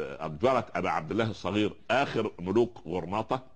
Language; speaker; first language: Arabic; native; Arabic